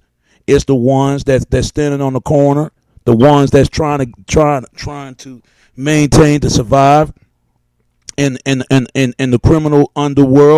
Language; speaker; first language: English; native; English